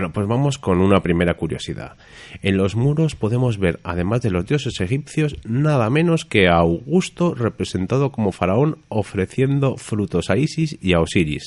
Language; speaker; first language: Spanish; native; Spanish